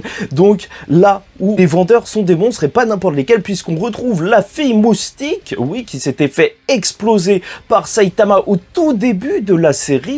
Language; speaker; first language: French; native; French